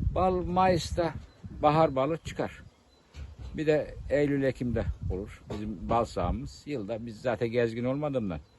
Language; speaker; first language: Turkish; native; Turkish